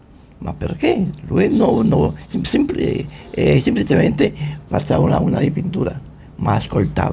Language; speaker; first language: Italian; non-native, fluent; Spanish